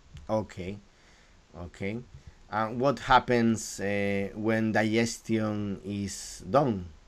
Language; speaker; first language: English; non-native, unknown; Galician